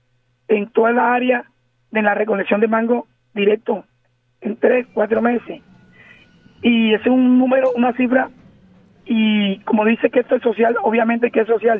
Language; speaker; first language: Spanish; native; Spanish